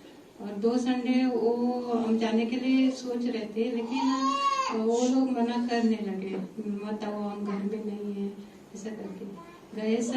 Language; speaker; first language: Hindi; non-native, local second language; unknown